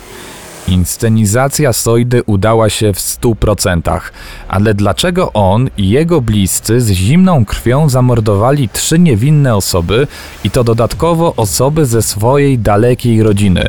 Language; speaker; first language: Polish; native; Polish